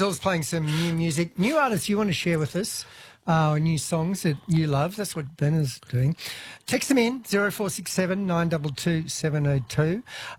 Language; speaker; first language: English; native; English